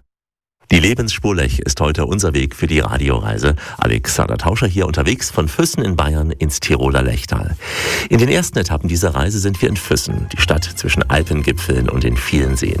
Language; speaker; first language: German; native; German